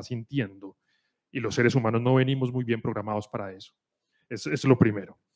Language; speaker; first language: Spanish; native; Spanish